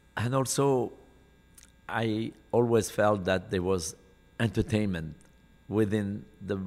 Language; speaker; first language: English; non-native, fluent; French